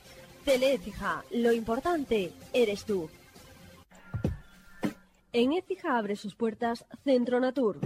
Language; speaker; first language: Spanish; native; Spanish